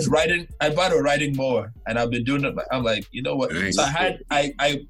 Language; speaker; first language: English; non-native, local second language; Yoruba